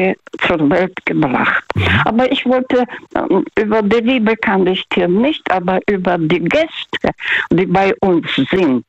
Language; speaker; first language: German; non-native, learner; Russian